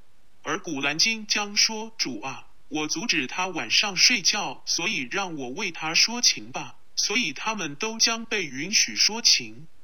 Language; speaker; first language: Chinese; non-native, local second language; Cantonese